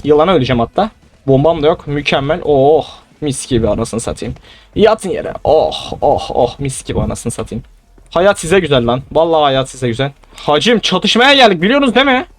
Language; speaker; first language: Turkish; native; Turkish